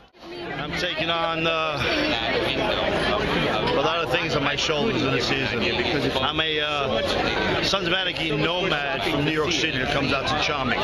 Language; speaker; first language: English; native; English